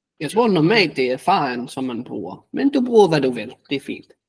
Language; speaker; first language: Danish; native; Danish